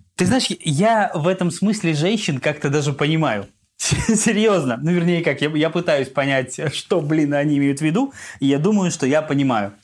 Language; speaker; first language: Russian; native; Russian